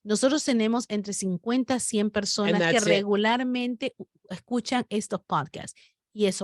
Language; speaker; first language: Spanish; native; Spanish